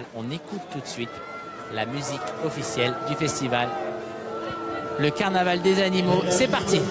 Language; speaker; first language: French; native; French